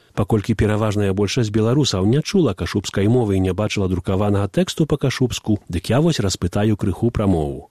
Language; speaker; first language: Belarusian; early bilingual, heritage; Belarusian